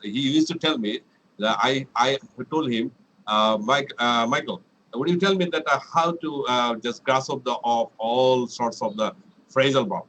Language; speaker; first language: English; non-native, local second language; Bangla